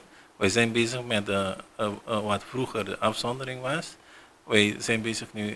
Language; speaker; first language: Dutch; non-native, local second language; Papiamento